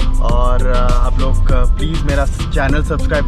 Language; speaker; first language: Hindi; non-native, local second language; Bangla